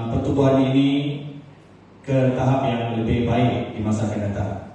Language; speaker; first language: Malay; non-native, local second language; Tamil